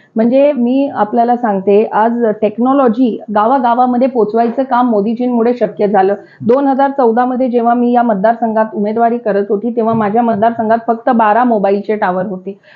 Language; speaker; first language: Marathi; native; Marathi